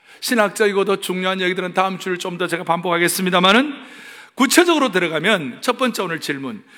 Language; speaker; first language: Korean; native; Korean